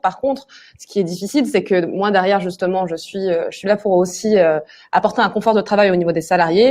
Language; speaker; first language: French; native; French